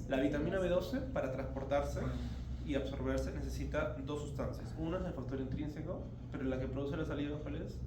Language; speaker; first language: Spanish; native; Spanish